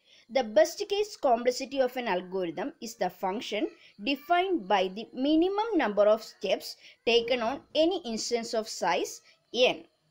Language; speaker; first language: English; non-native, local second language; Malayalam